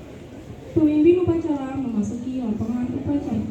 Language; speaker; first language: Indonesian; native; Indonesian